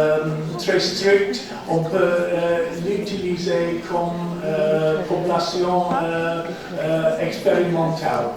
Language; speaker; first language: French; non-native, fluent; English